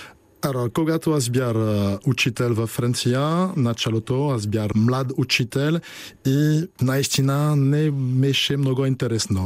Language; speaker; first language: Bulgarian; non-native, learner; French